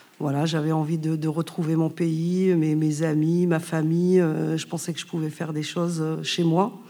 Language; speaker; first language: French; non-native, local second language; Arabic